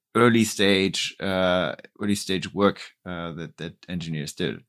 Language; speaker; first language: English; non-native, fluent; German